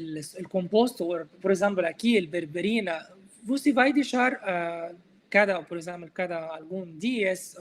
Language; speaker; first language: Portuguese; non-native, learner; Arabic